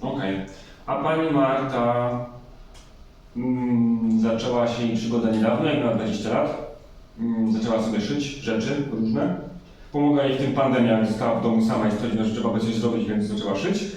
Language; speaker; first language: Polish; native; Polish